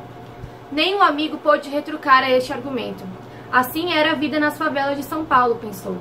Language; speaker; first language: Portuguese; native; Portuguese